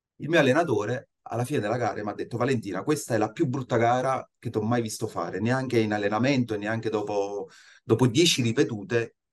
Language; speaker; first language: Italian; native; Italian